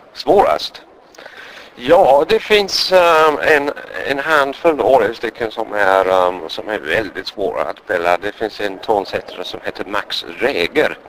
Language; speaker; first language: Swedish; non-native, fluent; English